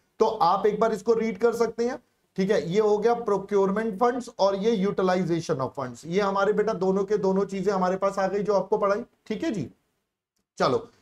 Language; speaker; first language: Hindi; native; Hindi